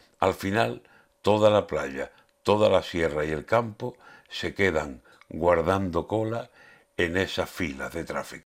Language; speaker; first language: Spanish; native; Spanish